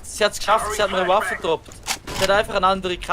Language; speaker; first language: German; native; German